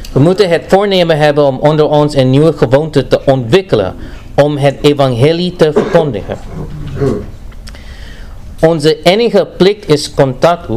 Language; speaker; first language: Dutch; non-native, fluent; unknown